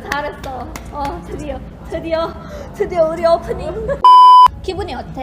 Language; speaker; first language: Korean; non-native, learner; Indonesian